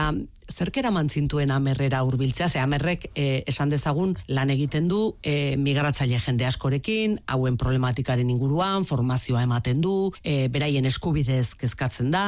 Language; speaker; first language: Basque; native; Basque